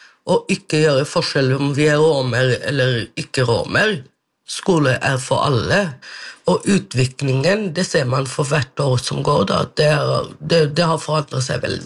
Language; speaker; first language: Norwegian; non-native, local second language; Romany